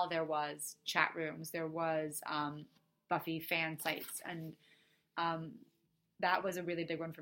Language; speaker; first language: English; early bilingual, other home language; Portuguese